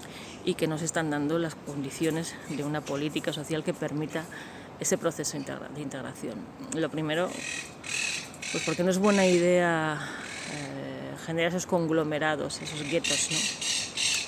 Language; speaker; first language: Spanish; native; Spanish